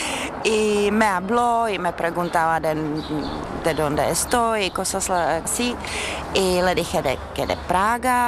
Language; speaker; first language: Spanish; non-native, fluent; Czech